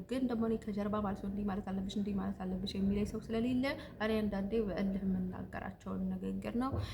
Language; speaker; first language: Amharic; early bilingual, heritage; Amharic